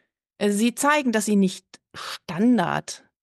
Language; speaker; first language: German; native; German